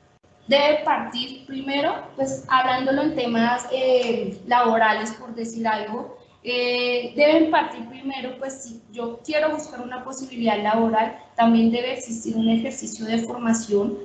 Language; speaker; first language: Spanish; native; Spanish